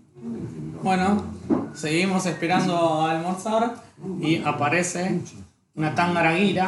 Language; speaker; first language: Spanish; native; Spanish